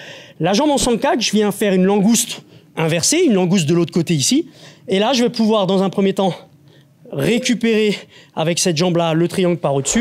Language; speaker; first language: French; native; French